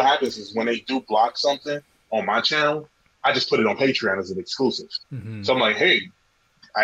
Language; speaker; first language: English; native; English